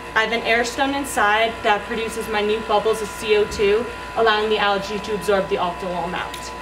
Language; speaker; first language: English; native; English